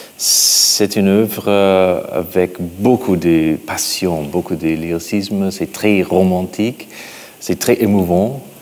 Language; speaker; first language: French; non-native, fluent; English